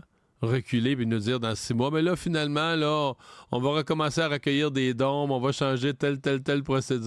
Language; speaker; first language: French; native; French